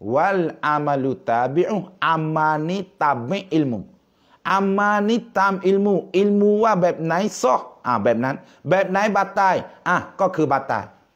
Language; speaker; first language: Thai; non-native, local second language; Pattani Malay